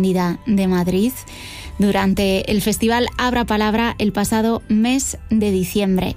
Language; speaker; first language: Spanish; native; Spanish